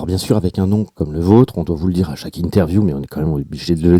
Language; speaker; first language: French; native; French